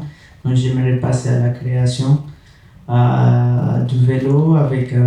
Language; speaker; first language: French; non-native, fluent; Spanish